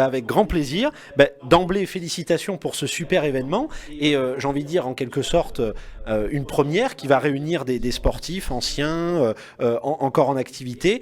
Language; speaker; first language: French; native; French